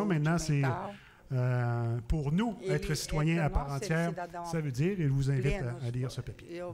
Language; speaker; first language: French; native; French